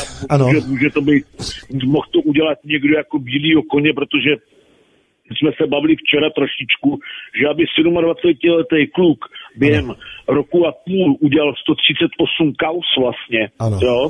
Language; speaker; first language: Czech; native; Czech